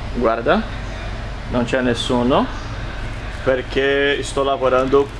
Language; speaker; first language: Italian; non-native, learner; Portuguese